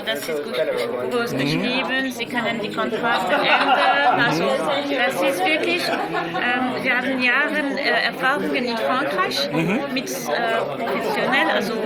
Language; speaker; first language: German; non-native, learner; French